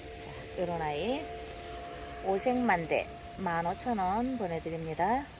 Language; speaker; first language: Korean; native; Korean